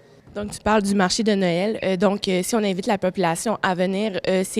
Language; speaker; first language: French; native; French